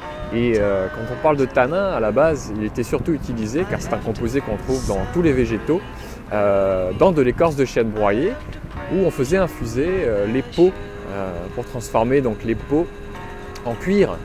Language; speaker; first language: French; native; French